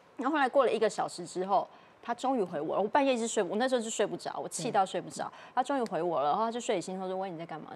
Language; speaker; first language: Chinese; native; Chinese